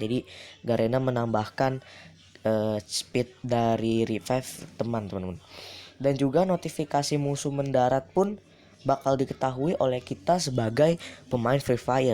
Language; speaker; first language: Indonesian; native; Indonesian